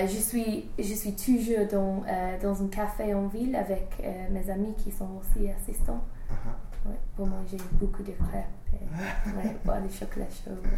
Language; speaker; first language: French; non-native, learner; English